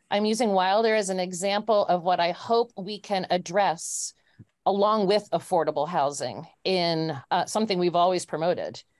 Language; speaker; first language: English; native; English